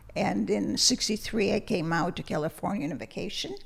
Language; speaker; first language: English; early bilingual, other home language; Lithuanian